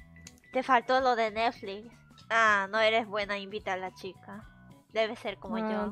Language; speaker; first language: Spanish; non-native, learner; Japanese